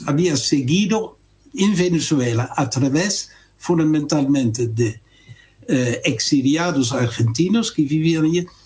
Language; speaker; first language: Spanish; non-native, fluent; Dutch